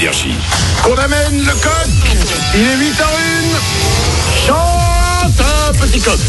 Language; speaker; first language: French; native; French